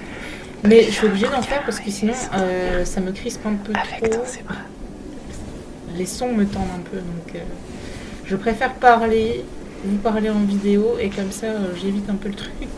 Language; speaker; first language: French; native; French